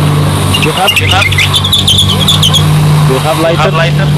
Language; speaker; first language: English; non-native, learner; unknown